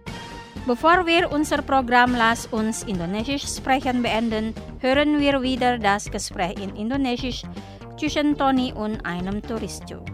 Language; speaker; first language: German; non-native, fluent; Indonesian